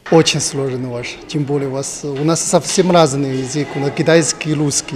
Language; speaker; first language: Russian; non-native, fluent; Chinese